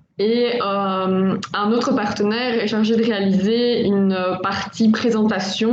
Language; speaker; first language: French; native; French